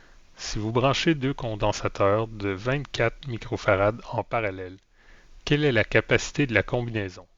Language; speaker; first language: French; native; French